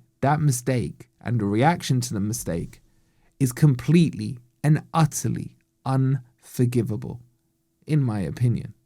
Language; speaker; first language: English; native; English